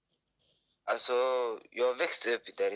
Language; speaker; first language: Swedish; early bilingual, other home language; Somali